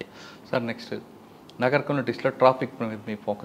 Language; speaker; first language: Telugu; native; Telugu